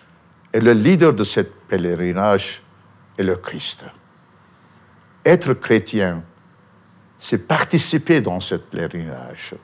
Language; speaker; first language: French; non-native, fluent; Armenian